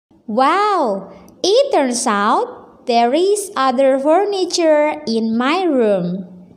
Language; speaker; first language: English; non-native, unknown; Indonesian